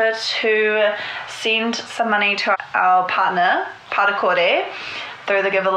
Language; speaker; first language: English; native; English